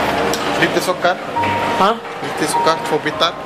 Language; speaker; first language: Swedish; non-native, learner; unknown